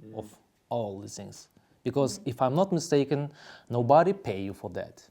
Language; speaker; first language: English; non-native, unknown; Kazakh